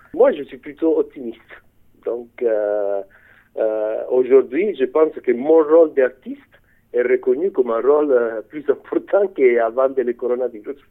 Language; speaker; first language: French; non-native, fluent; Italian